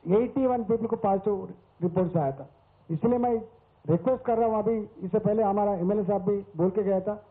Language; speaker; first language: Hindi; non-native, local second language; Telugu